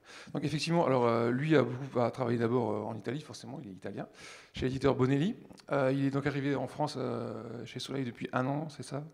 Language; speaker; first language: French; native; French